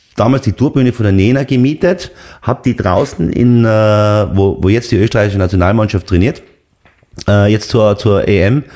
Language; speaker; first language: German; native; German